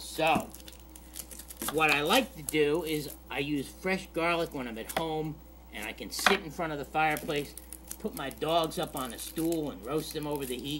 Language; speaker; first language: English; native; English